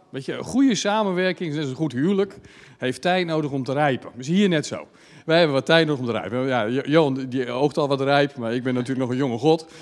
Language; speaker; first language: Dutch; native; Dutch